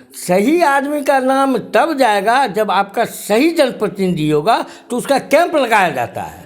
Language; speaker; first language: Hindi; native; Hindi